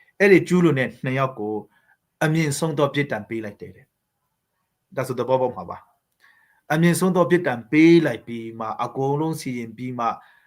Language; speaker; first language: Burmese; non-native, local second language; Hakha Chin